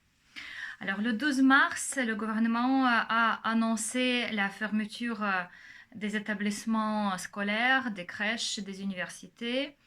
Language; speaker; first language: French; non-native, fluent; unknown